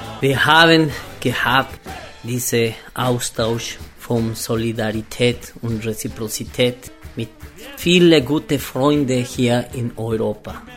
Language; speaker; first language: German; non-native, learner; Spanish